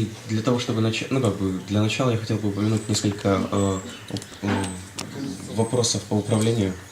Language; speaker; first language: Russian; native; Russian